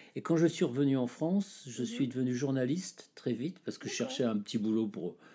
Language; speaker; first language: French; native; French